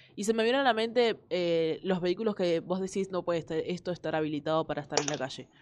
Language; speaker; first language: Spanish; native; Spanish